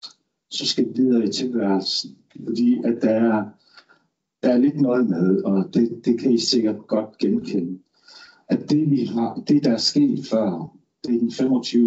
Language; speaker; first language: Danish; non-native, local second language; Kalaallisut